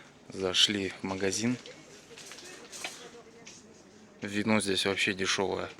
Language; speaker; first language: Russian; native; Russian